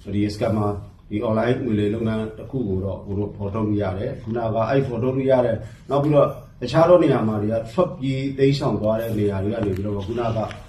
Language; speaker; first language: Burmese; non-native, local second language; S'gaw Karen